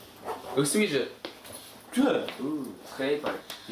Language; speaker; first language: French; non-native, learner; English